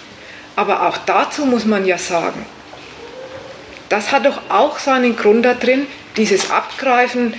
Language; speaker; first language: German; native; German